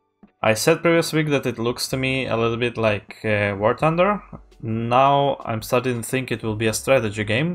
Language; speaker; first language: English; non-native, fluent; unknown